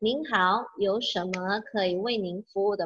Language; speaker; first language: Chinese; non-native, fluent; Indonesian